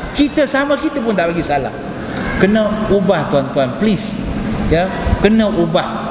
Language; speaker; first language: Malay; non-native, local second language; Tamil